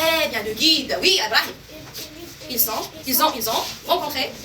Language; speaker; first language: French; non-native, local second language; Arabic